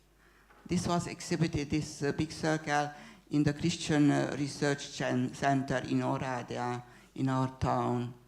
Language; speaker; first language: English; non-native, fluent; Hungarian